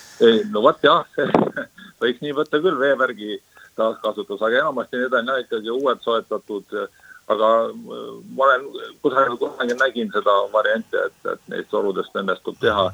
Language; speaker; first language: Estonian; native; Estonian